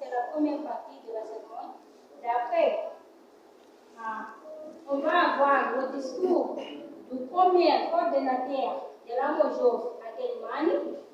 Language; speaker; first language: French; non-native, learner; Portuguese